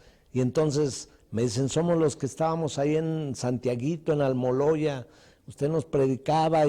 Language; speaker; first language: Spanish; native; Spanish